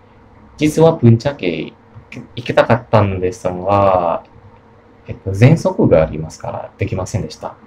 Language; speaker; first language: Japanese; non-native, learner; Indonesian